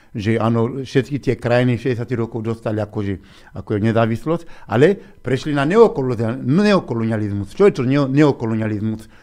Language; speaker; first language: Slovak; non-native, fluent; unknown